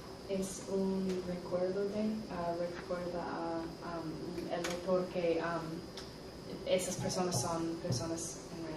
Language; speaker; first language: Spanish; non-native, learner; English